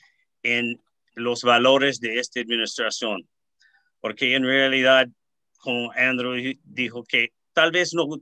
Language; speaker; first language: Spanish; early bilingual, heritage; Spanish